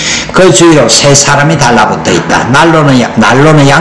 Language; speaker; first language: Korean; native; Korean